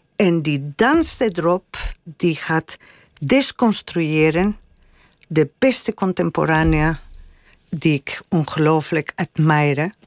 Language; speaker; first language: Dutch; non-native, fluent; Spanish